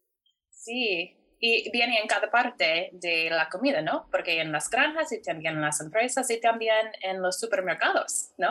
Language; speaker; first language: Spanish; non-native, fluent; English